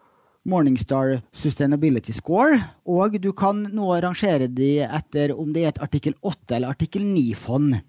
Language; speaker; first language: Norwegian; native; Norwegian